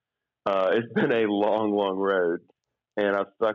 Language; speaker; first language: English; native; English